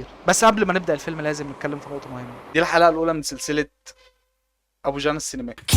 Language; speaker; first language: Arabic; native; Arabic